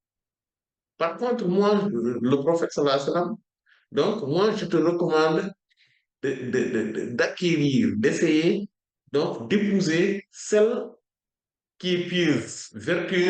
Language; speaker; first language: French; non-native, local second language; Wolof